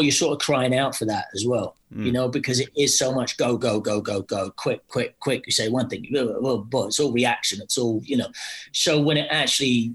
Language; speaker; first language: English; native; English